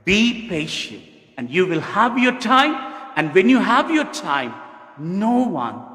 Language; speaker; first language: English; non-native, local second language; Tamil